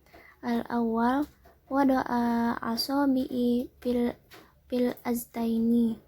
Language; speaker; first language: Arabic; non-native, learner; Indonesian